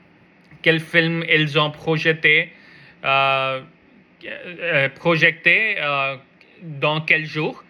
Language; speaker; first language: French; non-native, learner; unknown